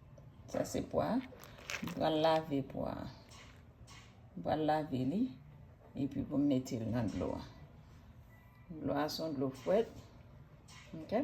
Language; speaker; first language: French; non-native, learner; Haitian Creole